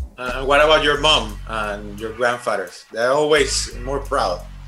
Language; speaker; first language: English; non-native, fluent; Spanish